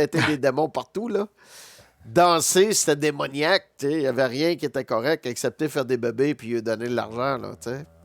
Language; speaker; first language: French; native; French